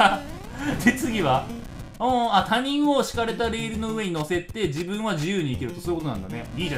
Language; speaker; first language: Japanese; native; Japanese